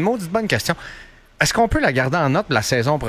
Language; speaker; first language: French; native; French